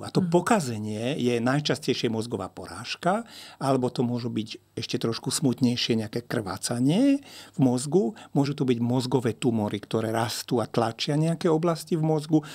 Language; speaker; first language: Slovak; non-native, local second language; Hungarian